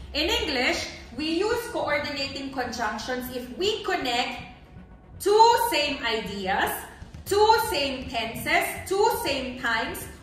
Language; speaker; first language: English; non-native, local second language; Filipino